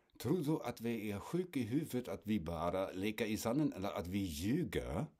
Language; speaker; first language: Swedish; non-native, fluent; German